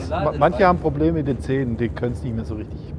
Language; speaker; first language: German; native; German